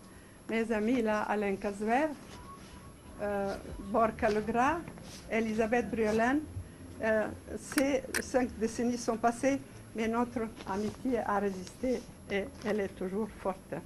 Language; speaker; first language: French; non-native, fluent; Serbian